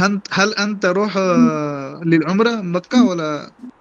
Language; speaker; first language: Arabic; non-native, learner; Urdu